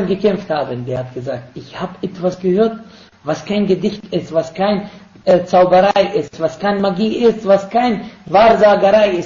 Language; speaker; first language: German; non-native, fluent; Arabic